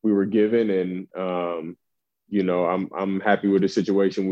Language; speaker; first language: English; native; English